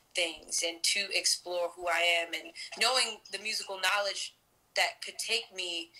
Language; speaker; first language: English; native; English